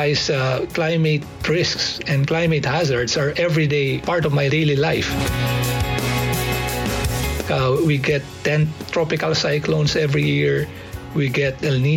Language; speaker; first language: English; non-native, local second language; Filipino